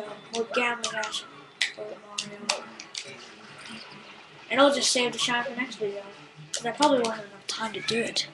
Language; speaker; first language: English; native; English